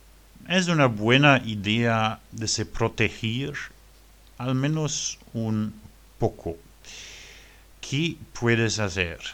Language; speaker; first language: Spanish; non-native, learner; French